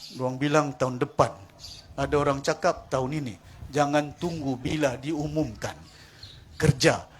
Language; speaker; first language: Malay; non-native, local second language; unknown